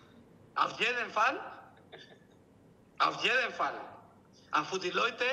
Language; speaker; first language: German; non-native, learner; Spanish